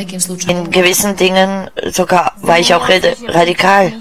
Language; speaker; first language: German; non-native, fluent; Czech